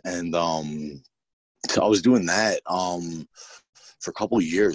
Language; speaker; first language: English; native; English